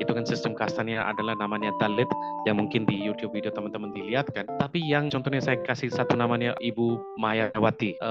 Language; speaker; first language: Indonesian; non-native, fluent; Hindi